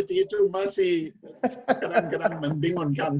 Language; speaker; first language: Indonesian; non-native, learner; English